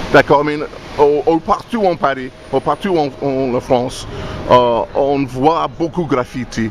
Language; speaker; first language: French; non-native, learner; English